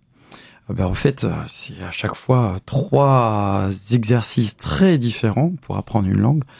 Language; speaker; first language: French; native; French